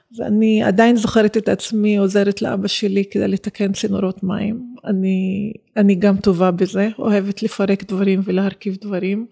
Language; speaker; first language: Hebrew; non-native, local second language; Arabic